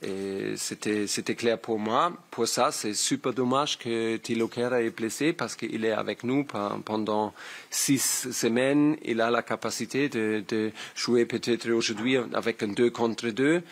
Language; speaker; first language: French; non-native, learner; German